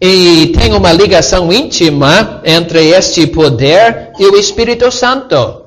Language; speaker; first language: Portuguese; non-native, fluent; English